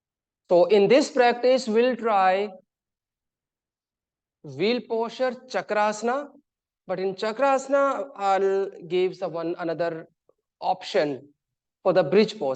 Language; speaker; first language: English; non-native, local second language; Hindi